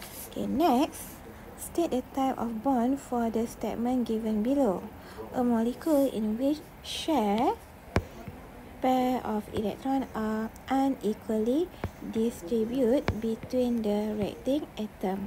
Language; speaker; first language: English; non-native, local second language; Malay